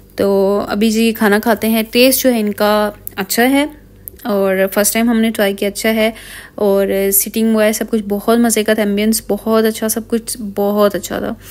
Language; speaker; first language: Urdu; non-native, local second language; Punjabi